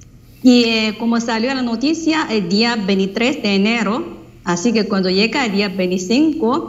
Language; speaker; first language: Spanish; non-native, fluent; Chinese